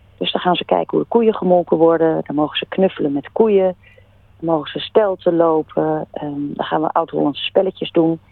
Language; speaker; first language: Dutch; native; Dutch